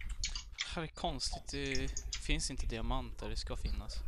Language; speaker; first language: Swedish; native; Swedish